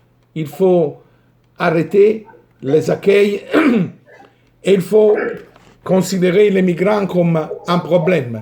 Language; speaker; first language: French; non-native, fluent; Italian